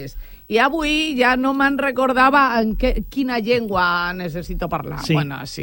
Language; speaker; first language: Catalan; non-native, local second language; Spanish